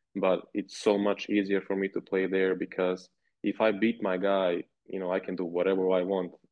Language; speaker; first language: English; non-native, fluent; Serbian